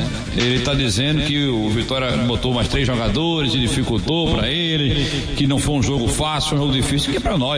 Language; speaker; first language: Portuguese; native; Portuguese